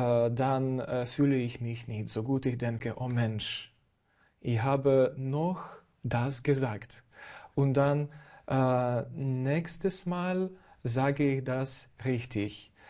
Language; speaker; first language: German; non-native, fluent; Ukrainian